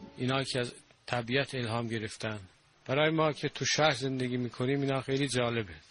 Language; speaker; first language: Persian; native; Persian